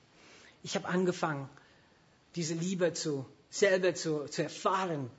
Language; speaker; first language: German; non-native, fluent; English